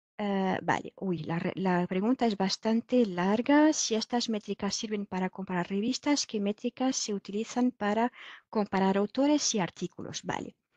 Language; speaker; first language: Spanish; non-native, fluent; French